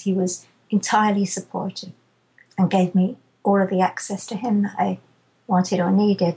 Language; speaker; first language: English; native; English